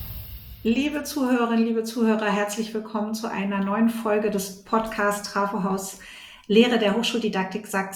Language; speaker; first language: German; native; German